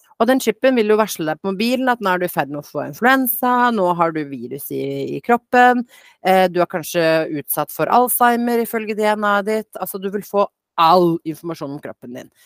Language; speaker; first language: Norwegian; early bilingual, other home language; Bosnian